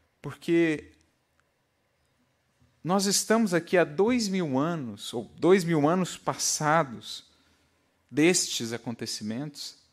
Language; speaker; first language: Portuguese; native; Portuguese